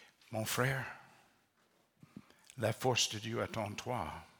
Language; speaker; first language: French; non-native, learner; English